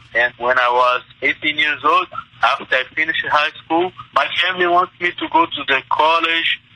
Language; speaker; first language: English; non-native, fluent; Portuguese